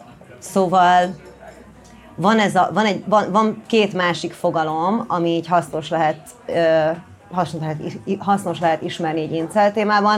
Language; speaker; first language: Hungarian; native; Hungarian